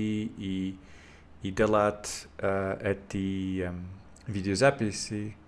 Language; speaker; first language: Russian; non-native, learner; English